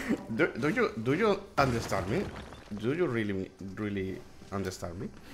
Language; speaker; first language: English; non-native, learner; Spanish